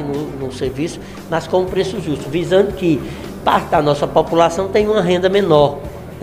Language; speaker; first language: Portuguese; native; Portuguese